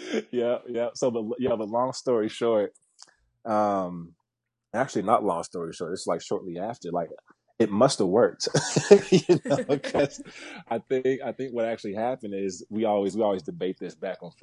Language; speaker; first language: English; native; English